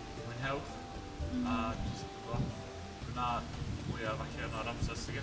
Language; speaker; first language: Welsh; native; Welsh